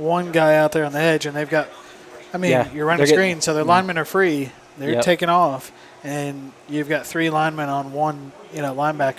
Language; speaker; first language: English; native; English